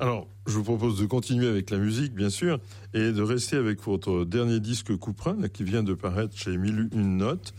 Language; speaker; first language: French; native; French